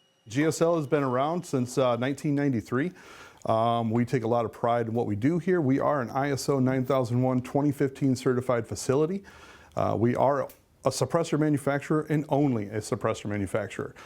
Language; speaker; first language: English; native; English